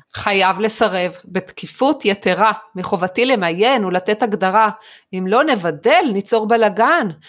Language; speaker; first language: Hebrew; native; Hebrew